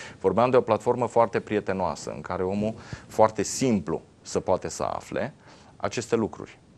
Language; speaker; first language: Romanian; native; Romanian